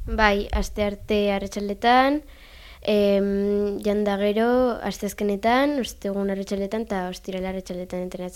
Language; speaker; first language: Basque; non-native, local second language; Spanish